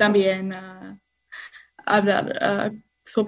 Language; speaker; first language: Spanish; non-native, learner; English